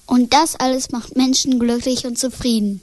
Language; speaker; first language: German; native; German